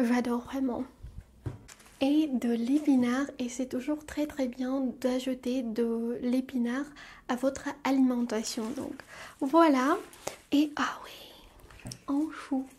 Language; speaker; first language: French; non-native, fluent; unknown